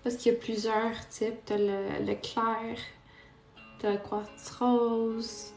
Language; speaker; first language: French; non-native, local second language; Portuguese